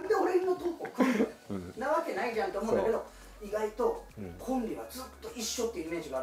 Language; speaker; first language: Japanese; native; Japanese